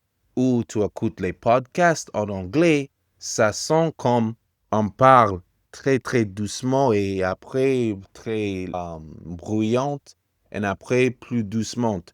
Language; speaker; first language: French; non-native, fluent; English